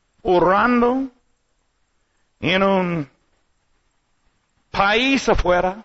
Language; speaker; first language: Spanish; non-native, learner; English